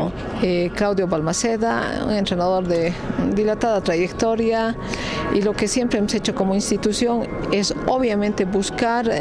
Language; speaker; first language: Spanish; native; Spanish